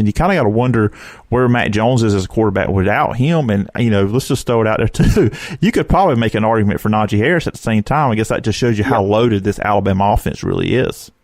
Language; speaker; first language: English; native; English